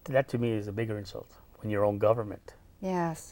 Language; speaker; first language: English; native; English